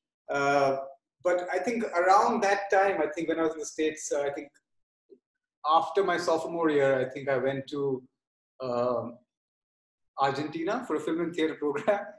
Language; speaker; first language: English; non-native, local second language; Bangla